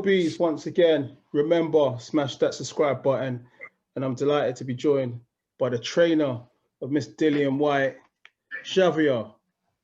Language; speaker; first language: English; native; English